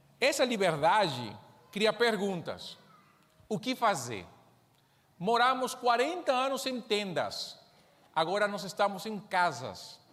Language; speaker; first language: Portuguese; non-native, fluent; Spanish